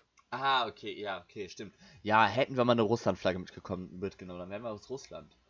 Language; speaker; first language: German; native; German